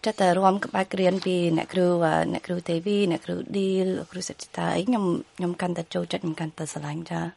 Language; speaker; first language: Khmer; early bilingual, heritage; Khmer